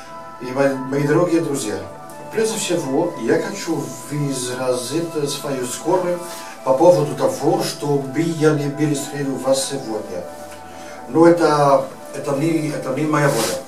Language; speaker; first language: Russian; non-native, learner; Dutch